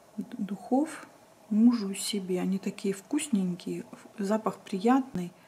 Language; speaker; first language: Russian; native; Russian